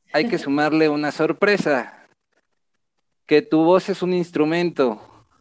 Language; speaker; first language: Spanish; native; Spanish